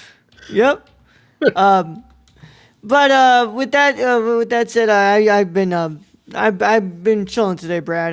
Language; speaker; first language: English; native; English